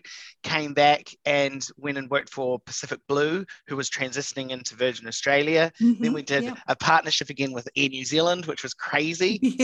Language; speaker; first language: English; native; English